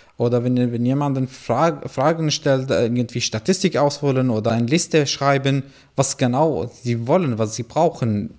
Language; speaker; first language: German; non-native, fluent; Arabic